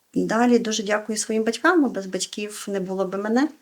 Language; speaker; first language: Ukrainian; native; Ukrainian